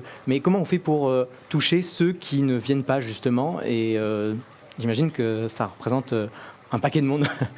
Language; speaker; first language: French; native; French